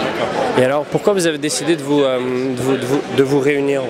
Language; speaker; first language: French; native; French